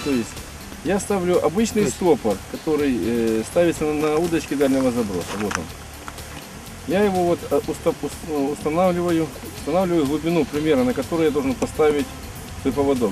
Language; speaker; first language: Russian; non-native, local second language; Ukrainian